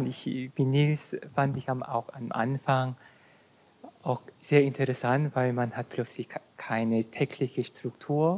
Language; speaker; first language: German; non-native, fluent; Korean